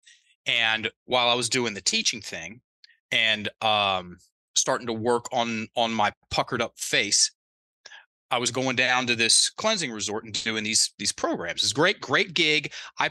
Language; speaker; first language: English; native; English